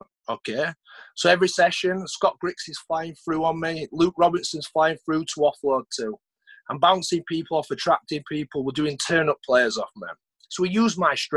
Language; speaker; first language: English; native; English